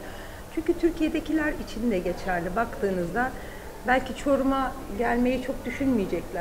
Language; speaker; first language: Turkish; native; Turkish